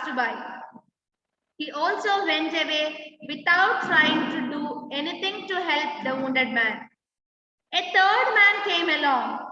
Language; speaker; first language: English; non-native, local second language; Malayalam